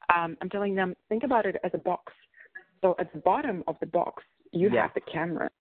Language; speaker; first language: English; non-native, fluent; Russian